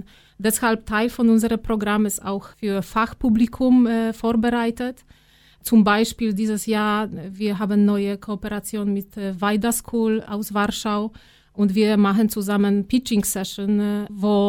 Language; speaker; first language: German; non-native, fluent; Polish